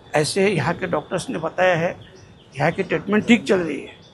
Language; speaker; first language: Hindi; non-native, local second language; Marathi